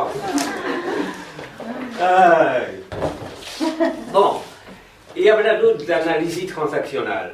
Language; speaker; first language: Spanish; non-native, fluent; French